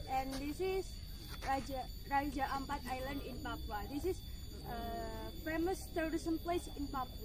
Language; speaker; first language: English; non-native, learner; Indonesian